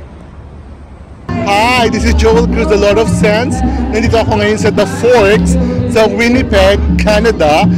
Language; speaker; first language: Filipino; native; Filipino